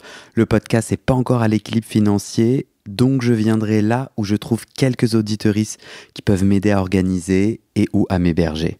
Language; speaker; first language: French; native; French